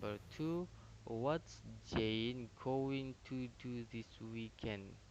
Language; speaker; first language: English; non-native, learner; Indonesian